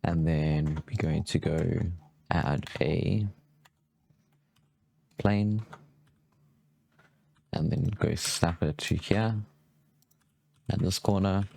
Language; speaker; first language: English; native; English